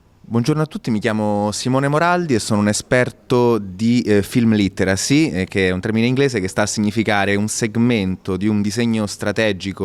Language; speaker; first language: Italian; native; Italian